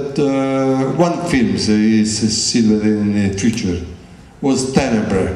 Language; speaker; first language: English; non-native, learner; Italian